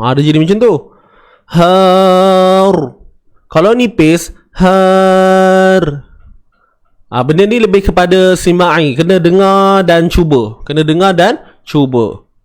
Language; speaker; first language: Malay; native; Malay